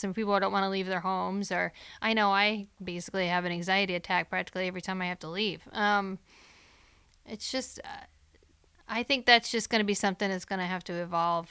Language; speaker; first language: English; native; English